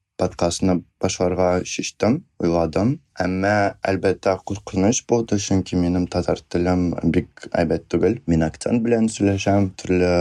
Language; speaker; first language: Tatar; non-native, fluent; Russian